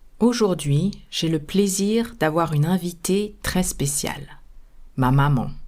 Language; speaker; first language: French; native; French